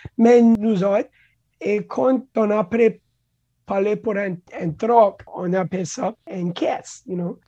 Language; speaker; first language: French; non-native, local second language; English